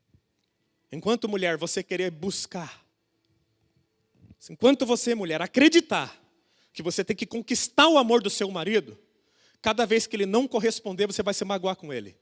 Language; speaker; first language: Portuguese; native; Portuguese